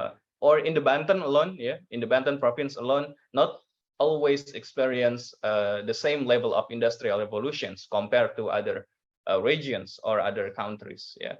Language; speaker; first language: English; non-native, learner; Indonesian